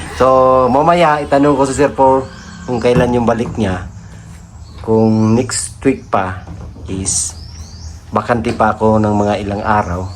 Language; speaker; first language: Filipino; non-native, local second language; Cebuano